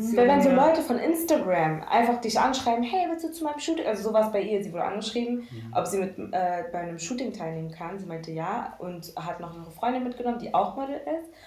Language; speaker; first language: German; early bilingual, other home language; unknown